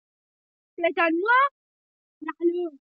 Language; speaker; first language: French; non-native, local second language; Morisyen